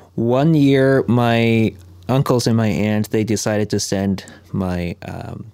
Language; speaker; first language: English; non-native, fluent; Korean